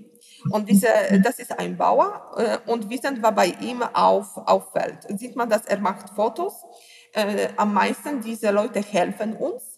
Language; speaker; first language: German; non-native, learner; Polish